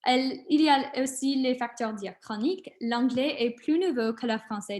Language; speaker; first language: French; non-native, learner; English